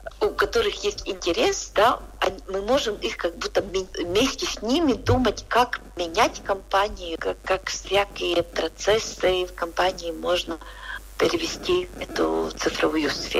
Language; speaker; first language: Russian; non-native, local second language; Latvian